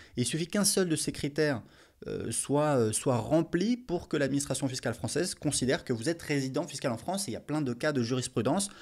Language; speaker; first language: French; native; French